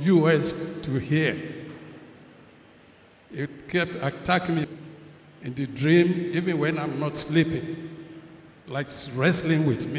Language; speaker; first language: English; non-native, local second language; Yoruba